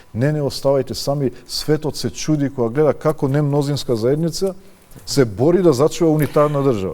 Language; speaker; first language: Macedonian; non-native, local second language; Albanian